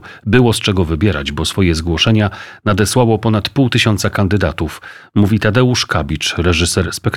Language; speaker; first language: Polish; native; Polish